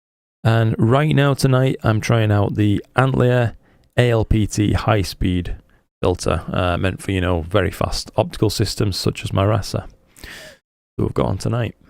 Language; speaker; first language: English; native; English